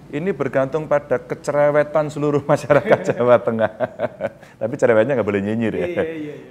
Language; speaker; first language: Indonesian; native; Indonesian